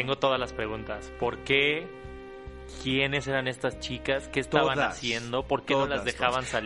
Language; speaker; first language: Spanish; native; Spanish